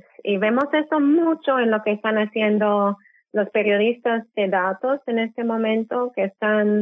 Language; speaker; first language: Spanish; non-native, fluent; English